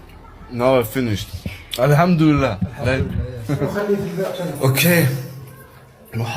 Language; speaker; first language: English; non-native, learner; German